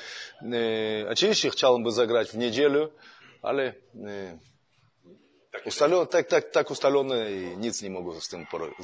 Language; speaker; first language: Polish; non-native, fluent; Russian